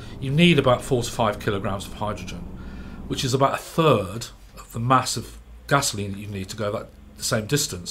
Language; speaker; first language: English; native; English